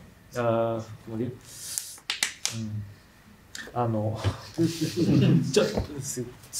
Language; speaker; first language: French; non-native, learner; Japanese